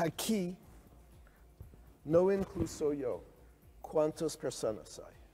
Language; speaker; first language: Spanish; non-native, learner; English